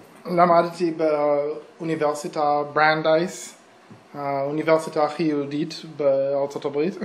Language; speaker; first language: Hebrew; early bilingual, other home language; English